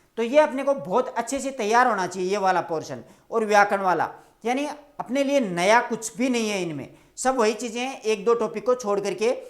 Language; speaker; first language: Hindi; native; Hindi